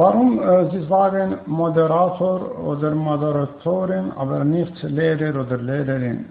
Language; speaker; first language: German; non-native, learner; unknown